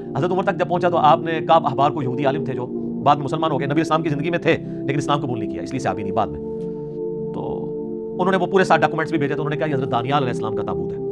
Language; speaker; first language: Urdu; non-native, local second language; Punjabi